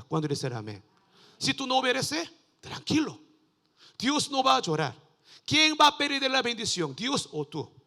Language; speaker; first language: Spanish; non-native, learner; Korean